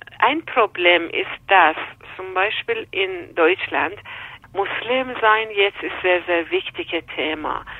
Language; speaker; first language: German; non-native, fluent; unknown